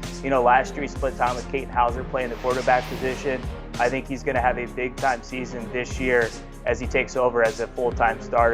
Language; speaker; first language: English; native; English